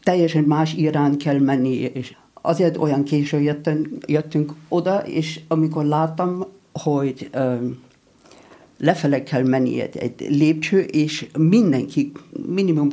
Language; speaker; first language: Hungarian; early bilingual, heritage; German